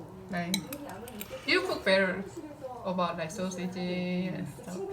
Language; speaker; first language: English; non-native, fluent; Korean